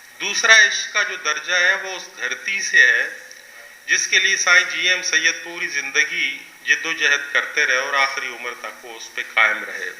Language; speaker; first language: Urdu; native; Urdu